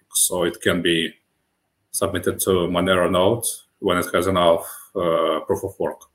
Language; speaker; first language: English; non-native, fluent; Russian